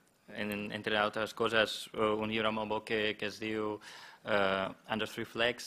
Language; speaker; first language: Catalan; non-native, fluent; German